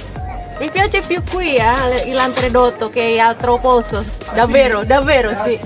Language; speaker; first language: Italian; non-native, learner; Indonesian